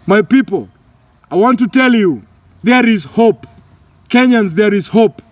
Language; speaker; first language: English; non-native, local second language; Kikuyu